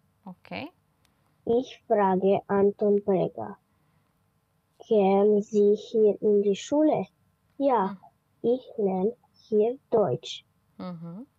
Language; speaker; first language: German; non-native, learner; Romanian